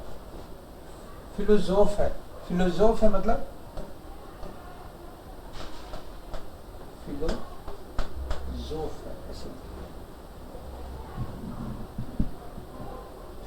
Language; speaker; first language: Hindi; native; Hindi